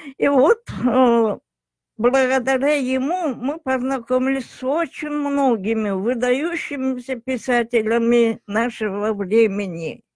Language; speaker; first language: Russian; non-native, local second language; Tajik